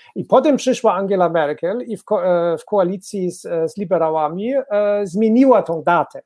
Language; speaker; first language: Polish; non-native, fluent; German